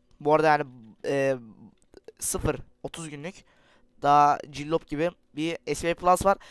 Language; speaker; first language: Turkish; native; Turkish